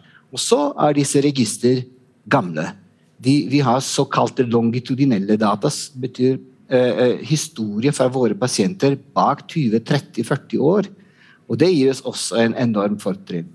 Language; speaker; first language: Norwegian; non-native, fluent; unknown